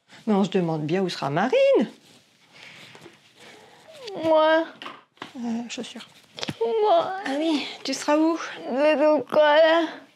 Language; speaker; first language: French; native; French